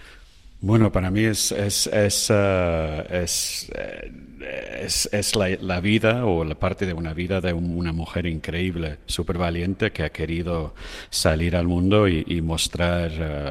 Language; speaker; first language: Spanish; non-native, fluent; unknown